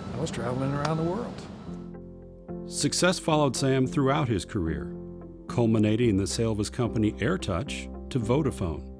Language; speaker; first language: English; native; English